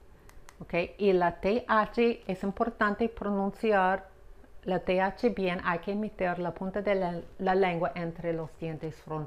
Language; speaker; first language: Spanish; non-native, fluent; English